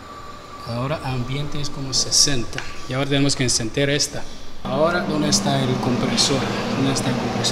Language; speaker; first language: Spanish; non-native, fluent; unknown